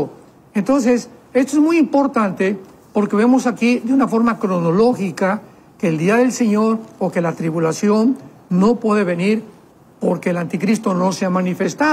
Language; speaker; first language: Spanish; native; Spanish